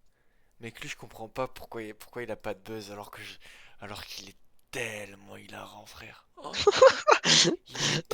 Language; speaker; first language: French; native; French